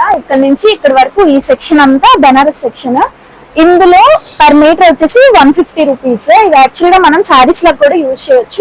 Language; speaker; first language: Telugu; native; Telugu